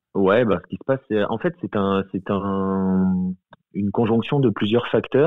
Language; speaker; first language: French; native; French